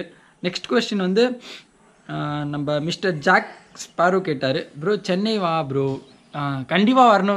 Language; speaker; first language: Tamil; non-native, local second language; Hindi